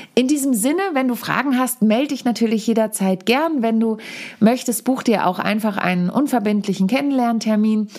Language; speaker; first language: German; native; German